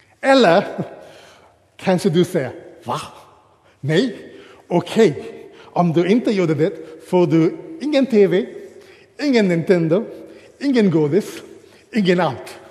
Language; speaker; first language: Swedish; non-native, fluent; English